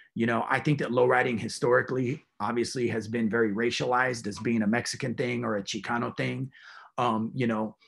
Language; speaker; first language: English; native; English